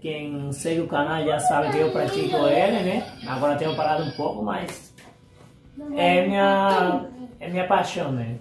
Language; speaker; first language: Portuguese; non-native, fluent; Spanish